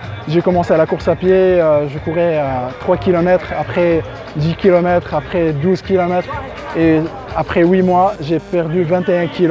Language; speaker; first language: French; non-native, local second language; Arabic